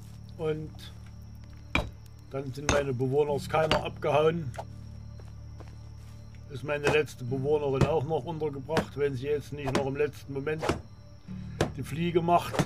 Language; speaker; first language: German; native; German